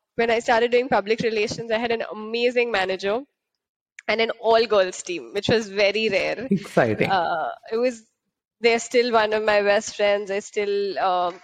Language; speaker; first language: English; non-native, local second language; Hindi